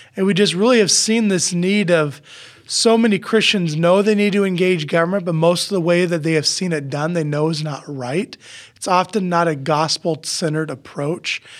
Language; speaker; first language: English; native; English